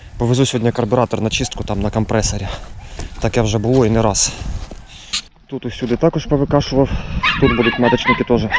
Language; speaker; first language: Ukrainian; native; Ukrainian